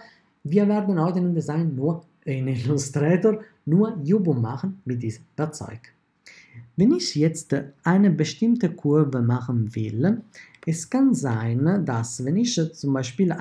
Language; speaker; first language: German; non-native, fluent; Italian